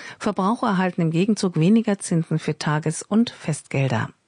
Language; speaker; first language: German; native; German